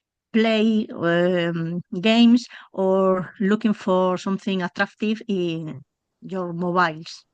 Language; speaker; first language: English; non-native, learner; Spanish